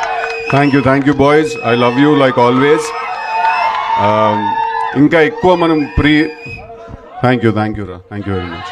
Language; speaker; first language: Telugu; native; Telugu